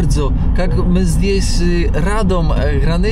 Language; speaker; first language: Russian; non-native, learner; Polish